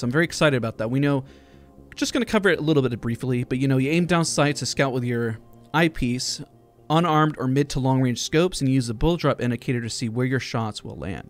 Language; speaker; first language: English; native; English